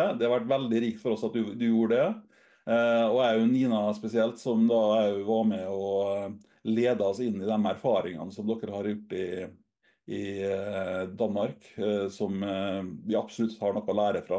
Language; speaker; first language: Norwegian; native; Norwegian